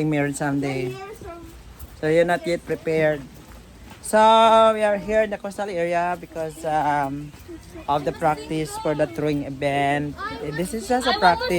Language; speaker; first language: English; non-native, local second language; Hiligaynon